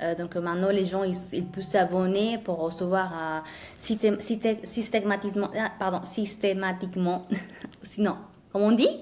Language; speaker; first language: French; non-native, fluent; Spanish